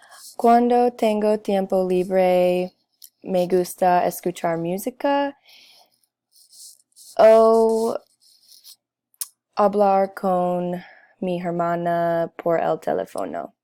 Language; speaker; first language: Spanish; non-native, learner; English